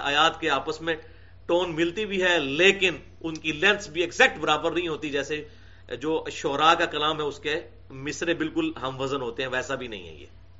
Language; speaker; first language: Urdu; non-native, local second language; Punjabi